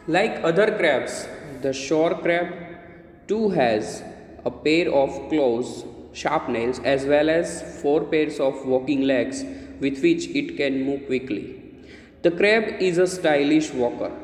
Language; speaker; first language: English; non-native, local second language; Gujarati